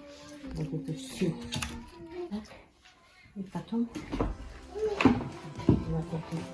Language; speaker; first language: Russian; non-native, local second language; Yakut